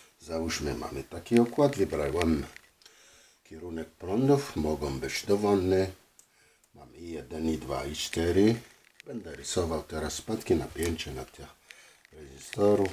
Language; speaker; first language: Polish; non-native, fluent; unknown